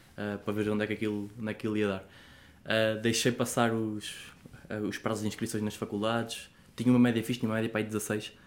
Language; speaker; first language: Portuguese; native; Portuguese